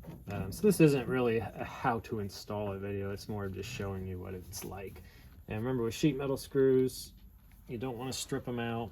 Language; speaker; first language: English; native; English